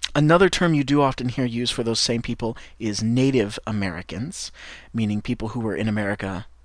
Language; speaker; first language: English; native; English